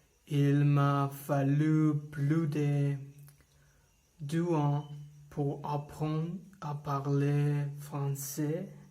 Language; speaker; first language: French; non-native, learner; English